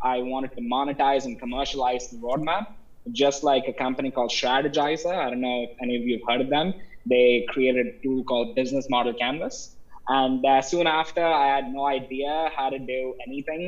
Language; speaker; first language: English; non-native, local second language; Tamil